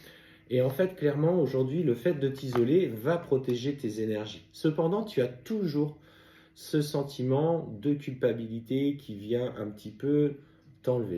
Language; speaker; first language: French; native; French